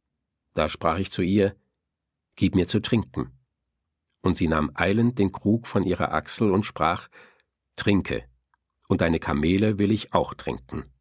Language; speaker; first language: German; native; German